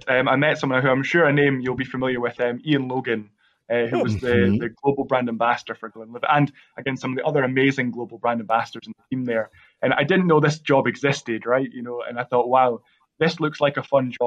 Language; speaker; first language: English; native; English